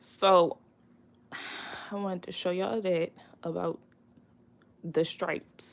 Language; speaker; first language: English; native; English